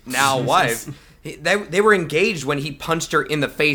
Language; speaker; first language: English; native; English